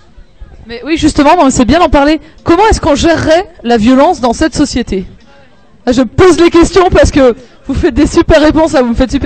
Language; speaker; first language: French; native; French